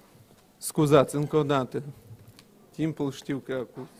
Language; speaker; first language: Romanian; non-native, local second language; Russian